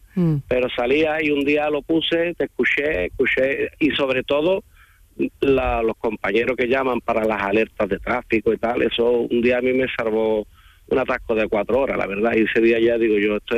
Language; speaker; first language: Spanish; native; Spanish